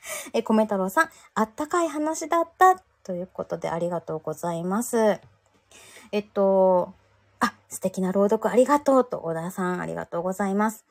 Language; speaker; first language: Japanese; native; Japanese